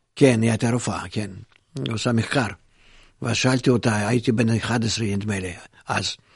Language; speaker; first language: Hebrew; non-native, fluent; Russian